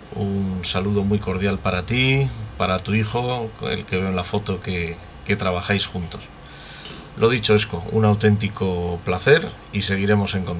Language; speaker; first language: Spanish; native; Spanish